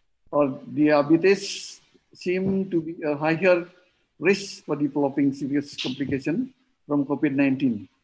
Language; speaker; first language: English; non-native, learner; Indonesian